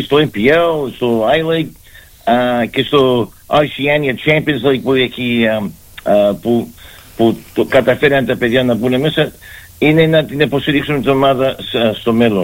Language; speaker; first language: Greek; early bilingual, heritage; Greek